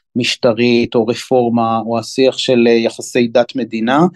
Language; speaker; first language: Hebrew; native; Hebrew